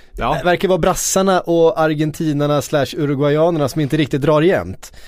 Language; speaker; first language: Swedish; native; Swedish